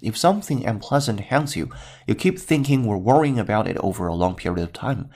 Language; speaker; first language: English; non-native, fluent; Chinese